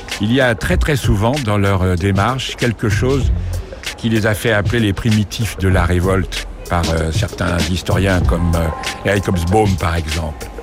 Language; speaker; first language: French; native; French